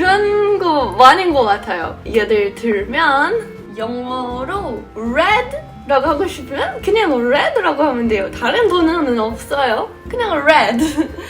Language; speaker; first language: Korean; non-native, fluent; English